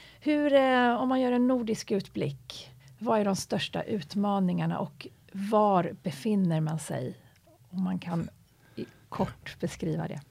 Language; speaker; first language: Swedish; native; Swedish